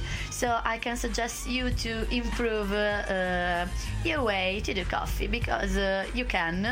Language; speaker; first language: English; non-native, learner; Italian